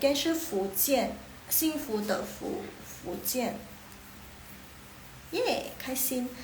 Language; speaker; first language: Chinese; non-native, fluent; Indonesian